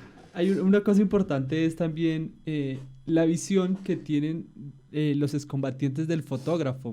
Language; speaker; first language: Spanish; native; Spanish